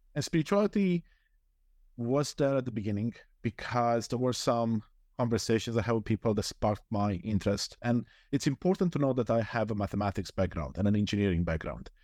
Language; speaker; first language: English; non-native, fluent; Romanian